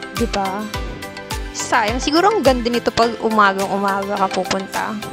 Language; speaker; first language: Filipino; native; Filipino